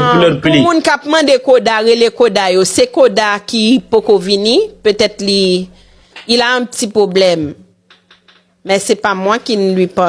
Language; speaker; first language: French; non-native, local second language; Haitian Creole